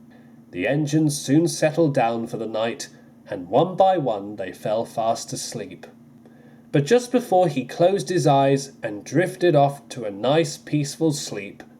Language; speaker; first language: English; native; English